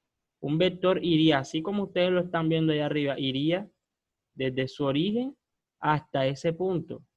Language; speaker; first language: Spanish; native; Spanish